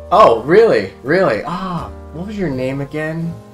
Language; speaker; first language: English; native; English